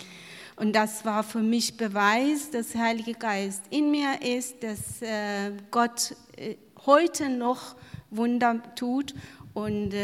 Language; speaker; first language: German; non-native, fluent; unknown